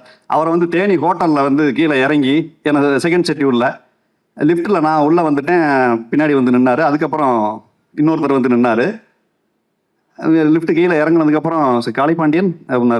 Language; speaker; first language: Tamil; native; Tamil